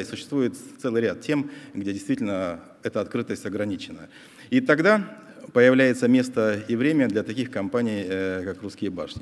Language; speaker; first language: Russian; native; Russian